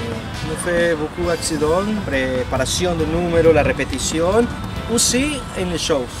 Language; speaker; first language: French; non-native, learner; Spanish